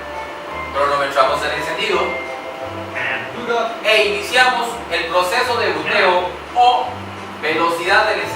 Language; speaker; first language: Spanish; native; Spanish